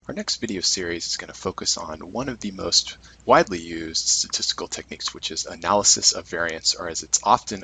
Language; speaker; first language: English; native; English